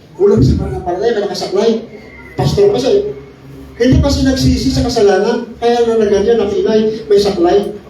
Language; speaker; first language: Filipino; non-native, local second language; Iloko